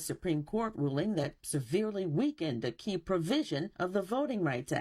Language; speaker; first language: English; native; English